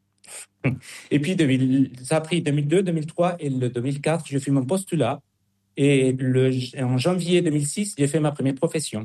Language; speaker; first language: French; non-native, fluent; Spanish